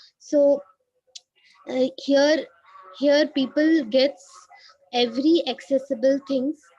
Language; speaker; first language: English; non-native, learner; Hindi